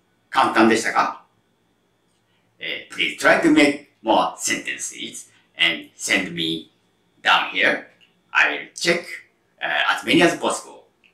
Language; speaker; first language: English; non-native, fluent; Japanese